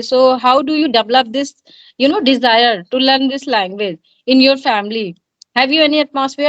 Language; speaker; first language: English; non-native, learner; Hindi